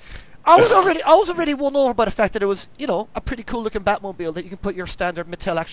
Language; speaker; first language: English; native; English